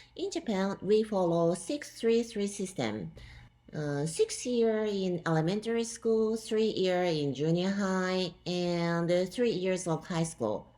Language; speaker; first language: English; non-native, fluent; Japanese